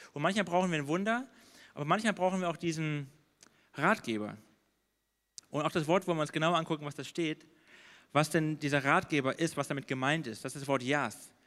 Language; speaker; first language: German; native; German